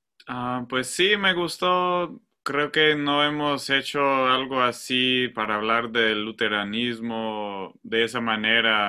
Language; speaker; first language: Spanish; non-native, fluent; English